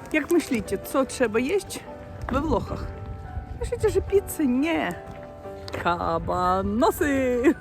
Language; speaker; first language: Polish; non-native, learner; Russian